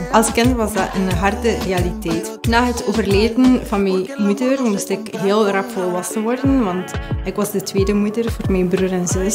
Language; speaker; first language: Dutch; early bilingual, other home language; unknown